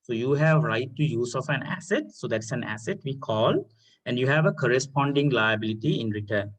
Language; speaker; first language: English; non-native, local second language; Sinhala